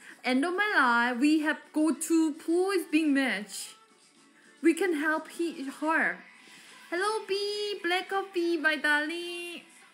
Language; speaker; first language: English; non-native, learner; Korean